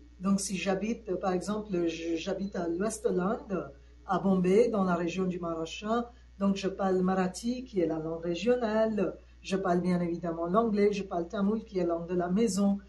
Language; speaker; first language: French; non-native, fluent; Tamil